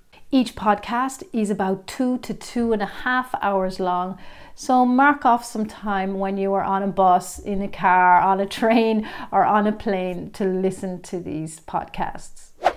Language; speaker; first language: English; native; English